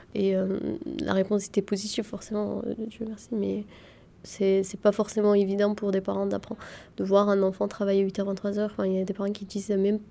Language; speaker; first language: French; early bilingual, other home language; Arabic